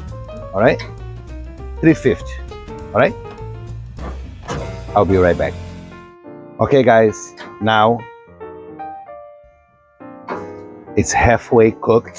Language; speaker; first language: English; non-native, fluent; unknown